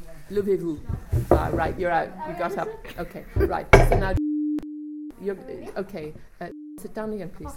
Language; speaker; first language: English; native; English